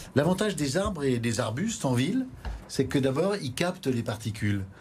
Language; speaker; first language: French; native; French